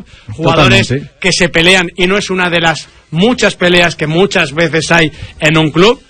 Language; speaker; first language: Spanish; native; Spanish